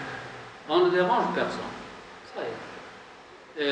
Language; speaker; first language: French; non-native, local second language; Arabic